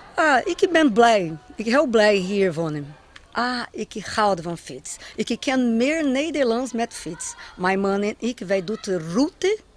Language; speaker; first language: Dutch; non-native, learner; Portuguese